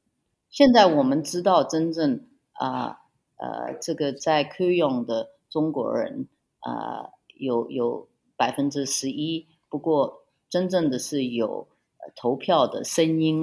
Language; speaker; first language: Chinese; early bilingual, heritage; Chinese